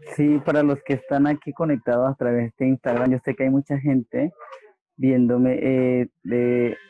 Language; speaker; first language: Spanish; non-native, local second language; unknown